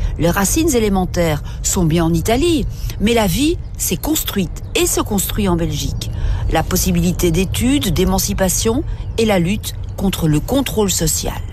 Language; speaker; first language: French; native; French